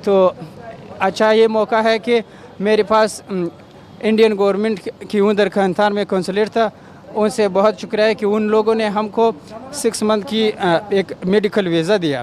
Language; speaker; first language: Hindi; non-native, learner; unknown